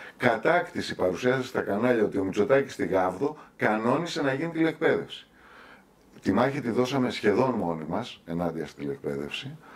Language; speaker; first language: Greek; native; Greek